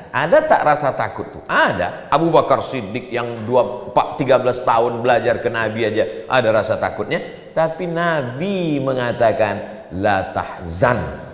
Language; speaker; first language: Indonesian; native; Indonesian